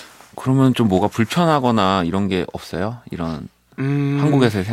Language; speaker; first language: Korean; native; Korean